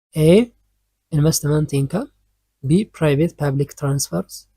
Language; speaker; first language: English; non-native, local second language; Amharic